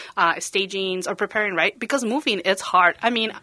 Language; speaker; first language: English; non-native, fluent; Spanish